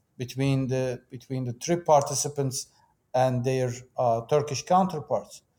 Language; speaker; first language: English; non-native, fluent; Turkish